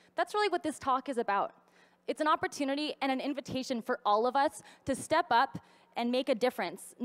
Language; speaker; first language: English; native; English